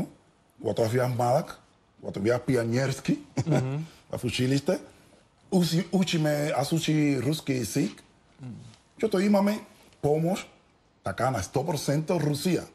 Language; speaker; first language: Bulgarian; non-native, learner; Spanish